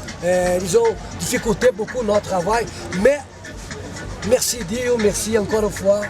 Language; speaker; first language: French; non-native, fluent; Portuguese